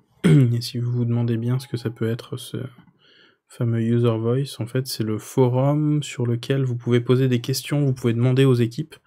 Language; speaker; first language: French; native; French